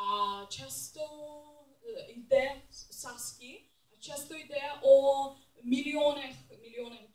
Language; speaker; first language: Czech; non-native, learner; English